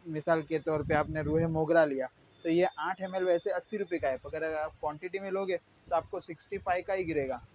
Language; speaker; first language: Hindi; non-native, local second language; Gujarati